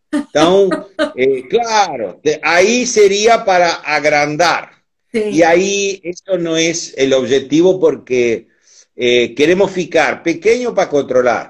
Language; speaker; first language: Portuguese; non-native, learner; Spanish